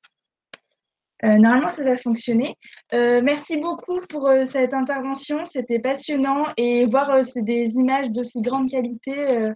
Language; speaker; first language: French; native; French